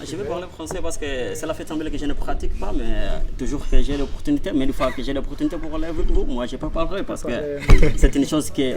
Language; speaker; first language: French; non-native, learner; Portuguese